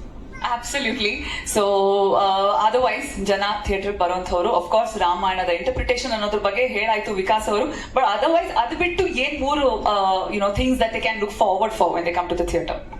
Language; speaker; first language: Kannada; native; Kannada